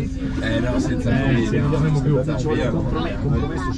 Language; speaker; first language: Italian; native; Italian